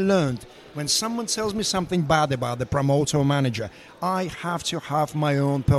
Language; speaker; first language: English; non-native, fluent; Russian